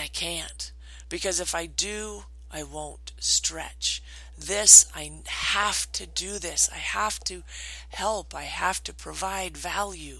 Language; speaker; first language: English; native; English